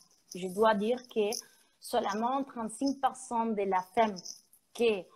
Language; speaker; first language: French; non-native, fluent; Spanish